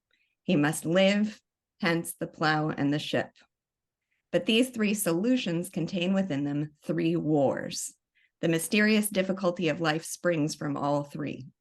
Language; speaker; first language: English; native; English